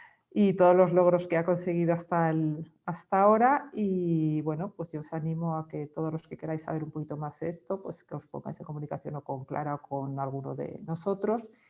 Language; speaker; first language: Spanish; native; Spanish